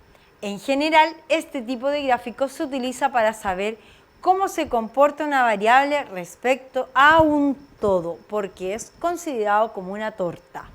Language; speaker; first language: Spanish; native; Spanish